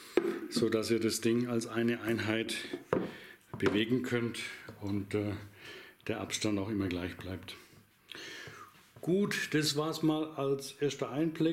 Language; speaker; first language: German; native; German